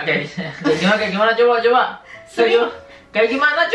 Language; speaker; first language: Indonesian; native; Indonesian